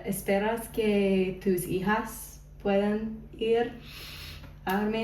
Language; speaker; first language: Spanish; non-native, fluent; English